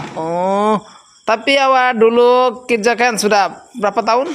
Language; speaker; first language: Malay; non-native, learner; Bangla